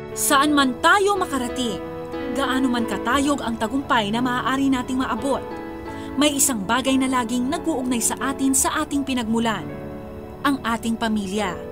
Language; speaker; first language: Filipino; native; Filipino